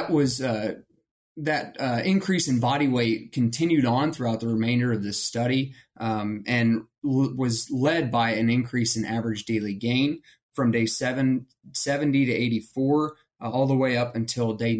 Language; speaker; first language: English; native; English